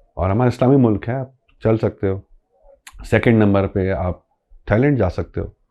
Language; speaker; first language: Urdu; non-native, local second language; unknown